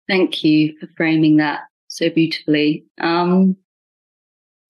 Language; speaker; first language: English; non-native, local second language; Punjabi